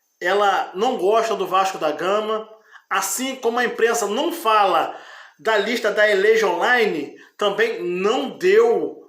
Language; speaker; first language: Portuguese; native; Portuguese